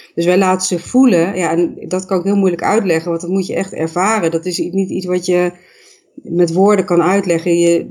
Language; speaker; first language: Dutch; native; Dutch